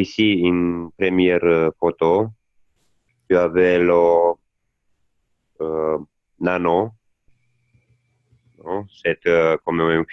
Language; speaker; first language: French; non-native, learner; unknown